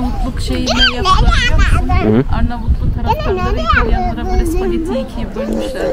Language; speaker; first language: Turkish; non-native, fluent; Russian